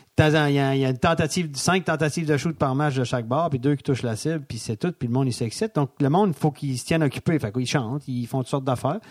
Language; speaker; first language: French; native; French